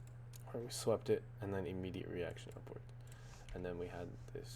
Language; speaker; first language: English; native; English